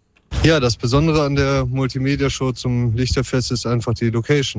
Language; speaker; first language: German; native; German